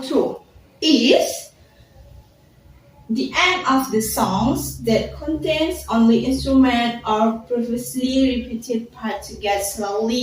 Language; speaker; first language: English; non-native, learner; Indonesian